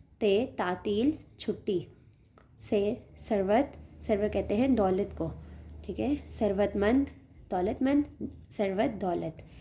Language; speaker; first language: Urdu; native; Urdu